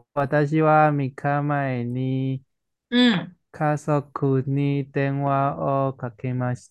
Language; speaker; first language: Japanese; non-native, learner; Chinese